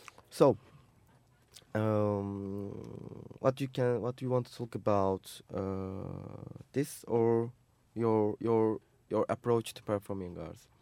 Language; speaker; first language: English; non-native, fluent; Turkish